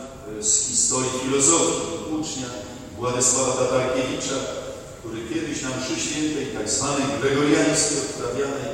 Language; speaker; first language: Polish; native; Polish